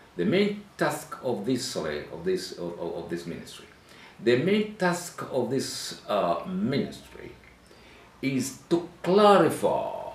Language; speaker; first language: English; non-native, local second language; Swahili